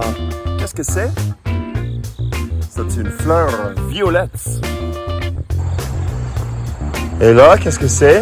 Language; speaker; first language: French; non-native, fluent; English